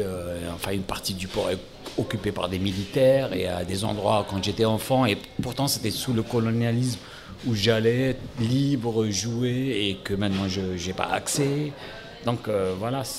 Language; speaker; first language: French; non-native, local second language; Arabic